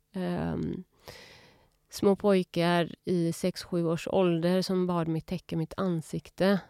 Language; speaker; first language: Swedish; early bilingual, other home language; Urdu